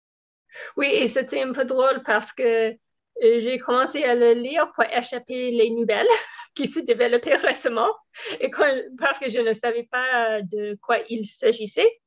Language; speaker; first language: French; non-native, fluent; English